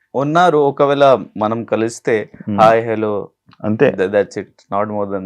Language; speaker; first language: Telugu; non-native, local second language; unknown